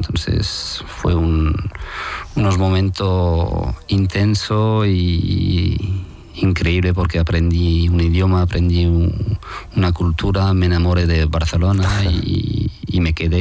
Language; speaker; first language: Spanish; non-native, fluent; French